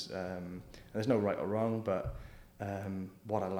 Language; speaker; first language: English; native; English